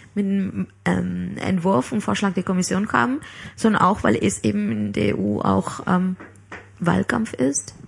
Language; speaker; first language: German; non-native, fluent; Spanish